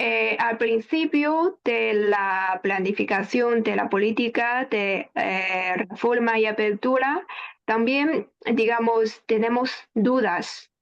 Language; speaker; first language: Spanish; non-native, fluent; Chinese